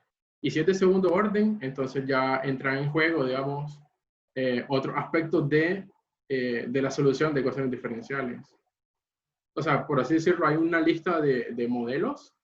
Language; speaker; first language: Spanish; native; Spanish